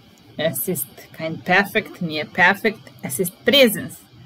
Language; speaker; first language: German; non-native, fluent; Italian